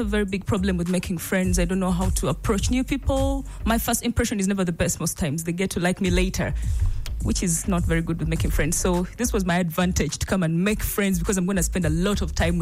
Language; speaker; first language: English; non-native, local second language; Ganda